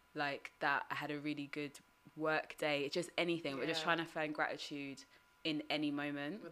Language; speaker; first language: English; native; English